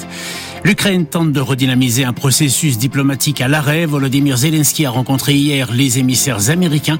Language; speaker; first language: French; native; French